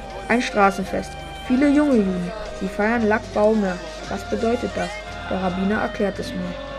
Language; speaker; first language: German; native; German